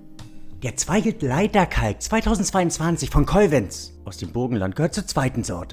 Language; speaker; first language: German; native; German